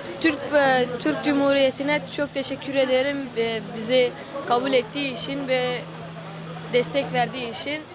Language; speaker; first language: Turkish; early bilingual, other home language; Arabic